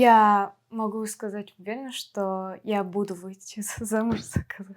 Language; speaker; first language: Russian; non-native, local second language; Kazakh